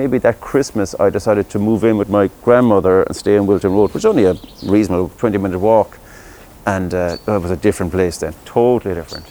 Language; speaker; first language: English; native; English